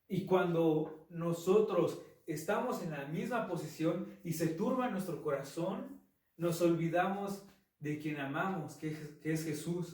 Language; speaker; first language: Spanish; native; Spanish